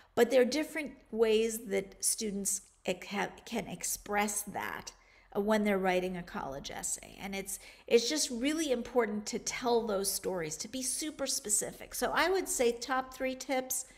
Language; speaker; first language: English; native; English